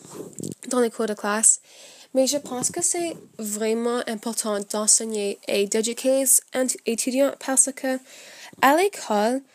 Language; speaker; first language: French; non-native, fluent; English